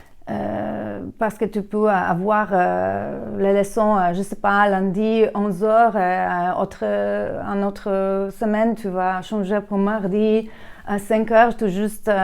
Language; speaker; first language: French; non-native, learner; Polish